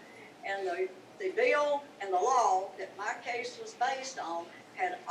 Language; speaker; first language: English; native; English